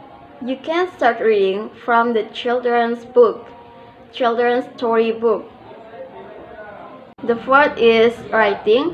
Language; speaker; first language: English; non-native, learner; Indonesian